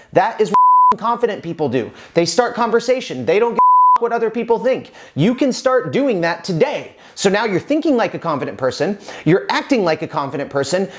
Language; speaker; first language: English; native; English